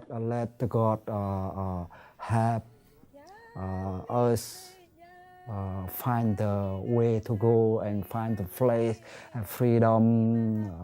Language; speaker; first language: English; non-native, learner; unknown